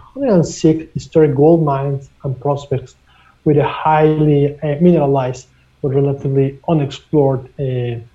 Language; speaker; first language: English; non-native, fluent; Spanish